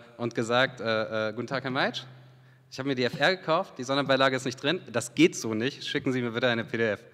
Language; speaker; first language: German; early bilingual, other home language; Serbian